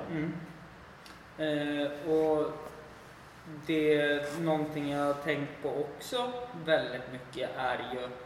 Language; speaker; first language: Swedish; native; Swedish